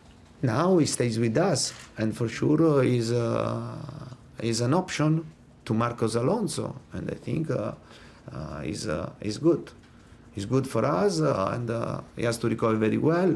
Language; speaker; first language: English; non-native, fluent; Italian